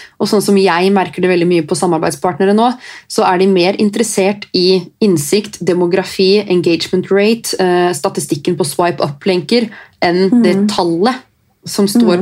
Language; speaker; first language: Norwegian; native; Norwegian